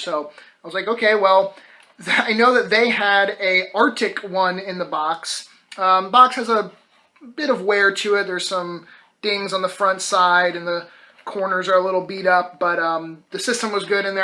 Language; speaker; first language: English; native; English